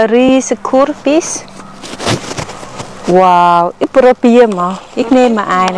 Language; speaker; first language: German; non-native, learner; Vietnamese